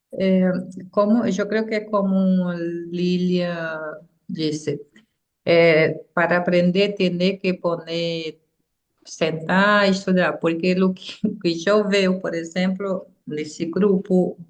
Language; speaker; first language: Portuguese; non-native, fluent; Spanish